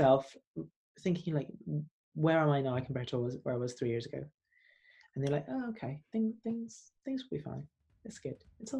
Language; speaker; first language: English; native; English